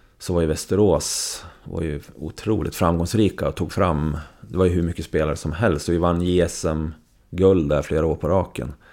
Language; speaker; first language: Swedish; native; Swedish